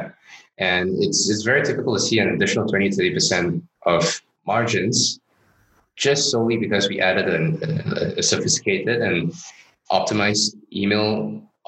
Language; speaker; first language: English; non-native, local second language; Chinese